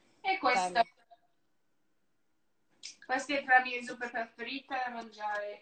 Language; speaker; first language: Italian; non-native, learner; English